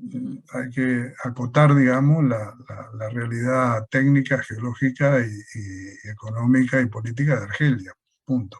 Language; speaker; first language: Spanish; native; Spanish